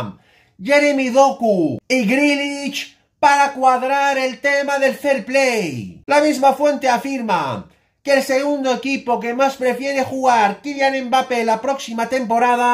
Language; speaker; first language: Spanish; native; Spanish